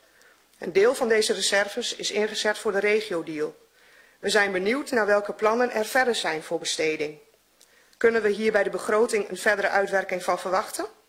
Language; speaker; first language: Dutch; native; Dutch